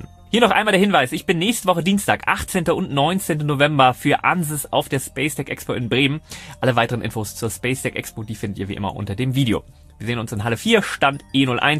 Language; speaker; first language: German; native; German